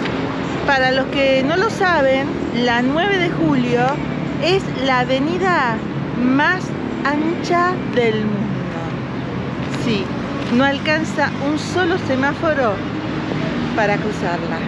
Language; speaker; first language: Spanish; native; Spanish